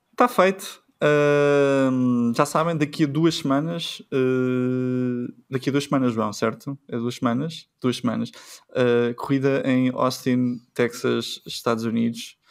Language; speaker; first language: Portuguese; native; Portuguese